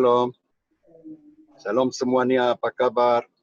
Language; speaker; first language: Indonesian; non-native, learner; Hebrew